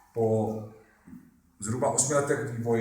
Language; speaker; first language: Czech; native; Czech